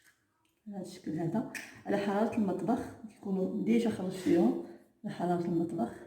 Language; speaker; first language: Arabic; native; Arabic